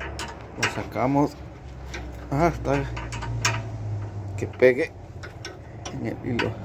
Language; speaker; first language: Spanish; native; Spanish